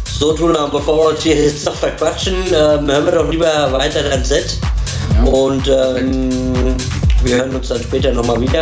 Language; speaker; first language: German; native; German